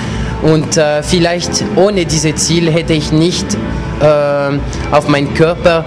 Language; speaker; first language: German; non-native, local second language; French